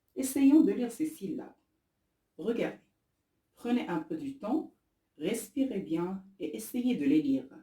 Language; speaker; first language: French; non-native, local second language; Arabic